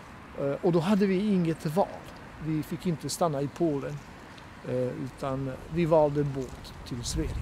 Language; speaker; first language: Swedish; non-native, fluent; Bosnian